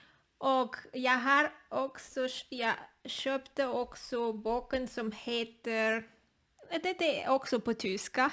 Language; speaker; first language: Swedish; non-native, learner; Spanish